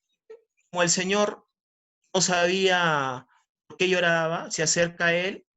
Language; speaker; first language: Spanish; native; Spanish